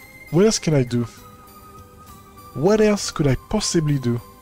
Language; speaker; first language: English; non-native, fluent; French